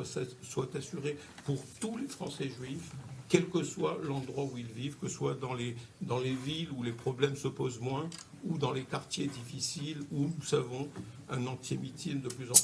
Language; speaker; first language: French; native; French